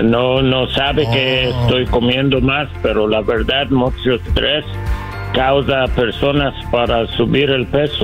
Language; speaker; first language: Spanish; non-native, learner; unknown